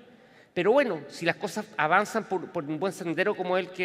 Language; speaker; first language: Spanish; native; Spanish